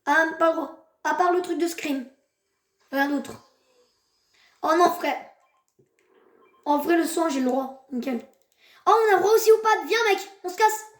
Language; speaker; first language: French; native; French